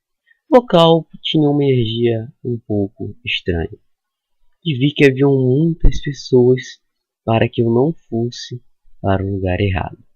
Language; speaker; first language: Portuguese; native; Portuguese